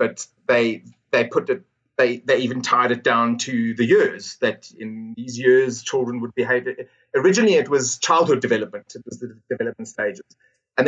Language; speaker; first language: English; native; English